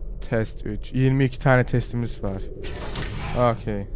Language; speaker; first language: Turkish; early bilingual, heritage; Turkish